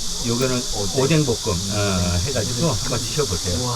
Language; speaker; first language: Korean; native; Korean